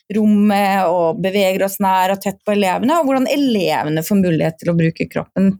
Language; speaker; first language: Norwegian; native; Norwegian